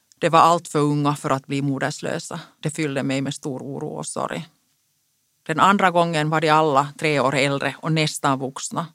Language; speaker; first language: Swedish; non-native, local second language; Finnish